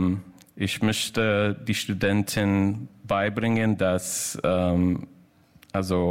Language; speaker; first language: German; non-native, learner; English